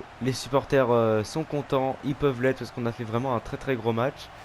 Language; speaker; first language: French; native; French